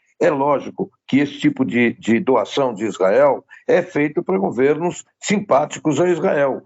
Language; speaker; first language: Portuguese; native; Portuguese